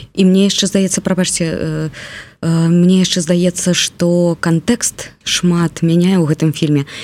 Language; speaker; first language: Belarusian; native; Belarusian